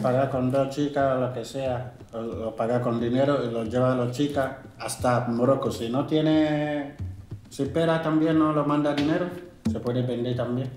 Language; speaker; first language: Spanish; non-native, learner; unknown